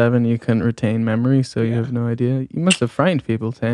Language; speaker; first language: English; native; English